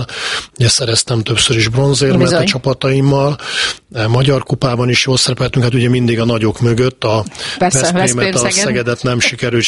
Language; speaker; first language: Hungarian; native; Hungarian